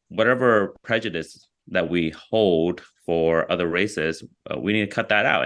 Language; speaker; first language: English; early bilingual, other home language; Vietnamese